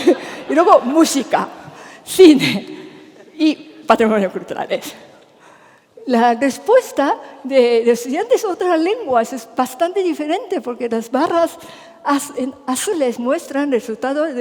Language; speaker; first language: Spanish; non-native, fluent; Japanese